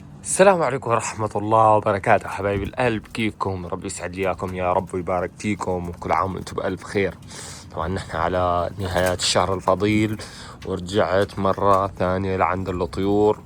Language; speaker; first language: Arabic; native; Arabic